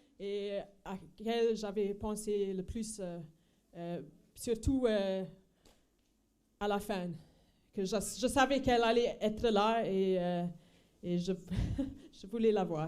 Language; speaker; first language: French; non-native, fluent; Afrikaans